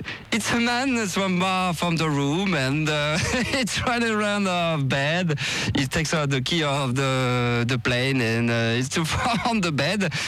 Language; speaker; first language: English; non-native, learner; French